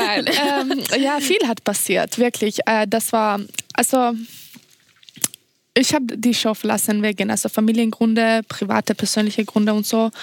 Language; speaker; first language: German; non-native, fluent; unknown